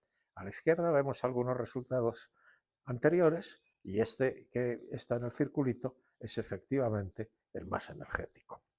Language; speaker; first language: Spanish; native; Spanish